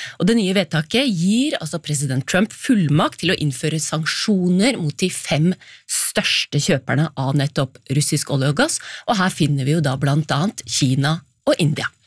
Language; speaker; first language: Norwegian; native; Norwegian